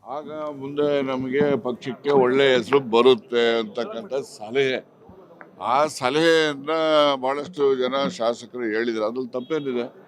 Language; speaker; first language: Kannada; native; Kannada